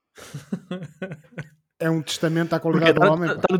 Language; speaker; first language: Portuguese; native; Portuguese